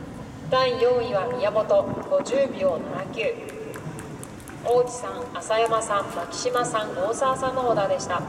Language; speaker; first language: Japanese; native; Japanese